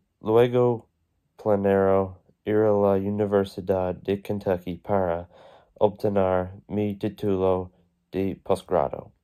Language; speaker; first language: Spanish; non-native, learner; English